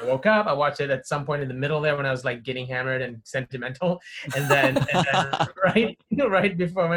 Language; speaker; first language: English; non-native, local second language; Tamil